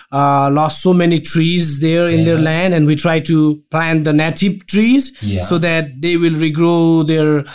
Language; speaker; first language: English; non-native, local second language; Nepali